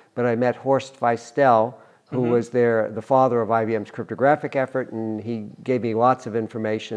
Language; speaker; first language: English; native; English